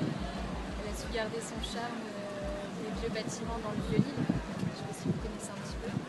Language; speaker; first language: French; native; French